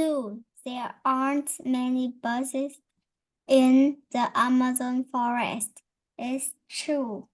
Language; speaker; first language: English; non-native, learner; Vietnamese